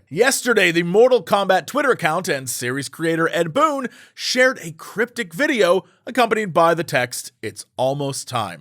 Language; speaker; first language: English; native; English